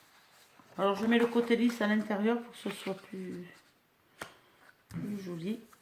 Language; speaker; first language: French; native; French